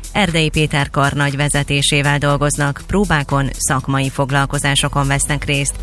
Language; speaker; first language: Hungarian; native; Hungarian